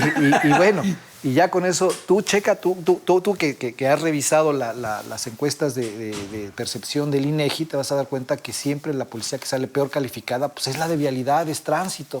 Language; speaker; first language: Spanish; native; Spanish